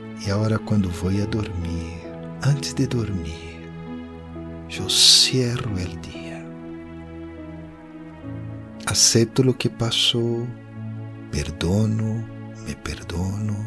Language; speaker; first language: Spanish; non-native, fluent; Portuguese